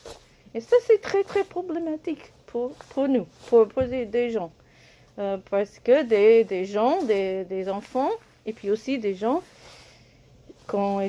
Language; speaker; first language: French; non-native, learner; English